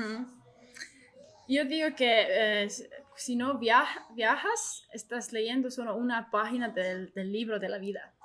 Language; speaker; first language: Spanish; non-native, learner; Estonian